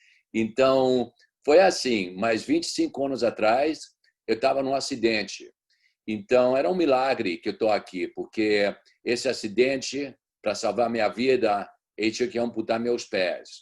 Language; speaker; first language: Portuguese; early bilingual, heritage; Portuguese